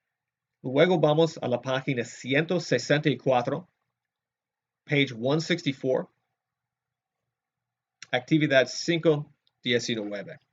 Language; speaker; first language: Spanish; non-native, fluent; English